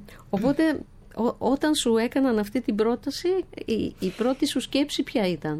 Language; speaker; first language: Greek; native; Greek